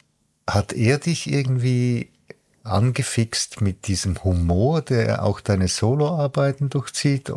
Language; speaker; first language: German; native; German